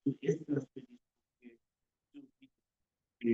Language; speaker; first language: Spanish; non-native, learner; English